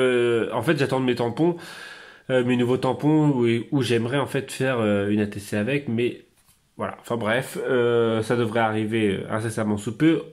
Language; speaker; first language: French; native; French